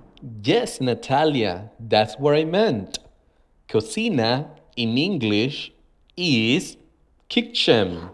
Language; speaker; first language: English; non-native, fluent; Spanish